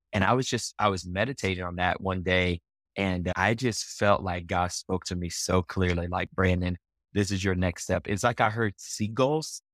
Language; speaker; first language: English; native; English